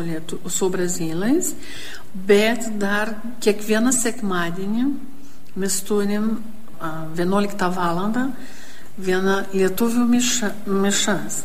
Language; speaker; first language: Lithuanian; early bilingual, heritage; Lithuanian